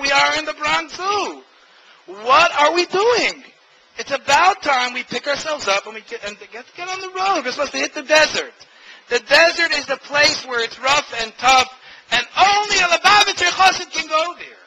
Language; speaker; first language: English; native; English